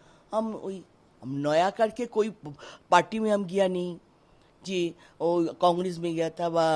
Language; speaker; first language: Hindi; non-native, local second language; Bangla